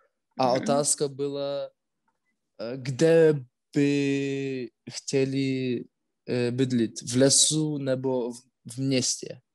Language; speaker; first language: Czech; non-native, learner; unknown